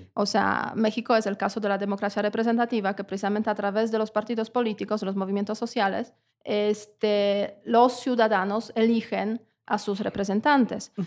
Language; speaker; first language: Spanish; non-native, fluent; Polish